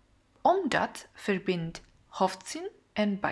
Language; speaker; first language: Dutch; non-native, learner; Indonesian